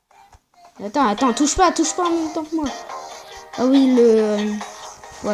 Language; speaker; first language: French; native; French